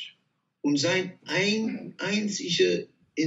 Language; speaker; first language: German; non-native, fluent; Dutch